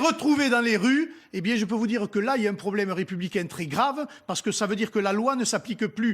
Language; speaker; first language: French; native; French